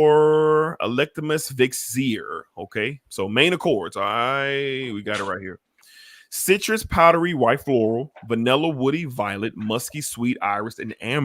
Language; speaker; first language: English; native; English